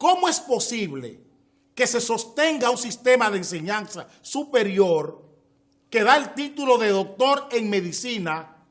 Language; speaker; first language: Spanish; native; Spanish